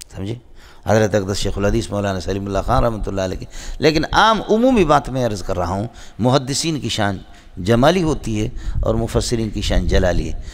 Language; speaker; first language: Urdu; non-native, local second language; Brahui